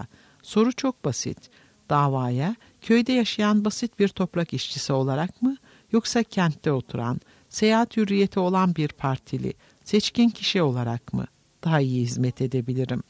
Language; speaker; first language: Turkish; native; Turkish